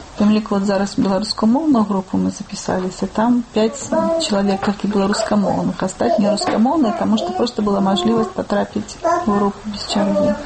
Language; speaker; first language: Belarusian; native; Belarusian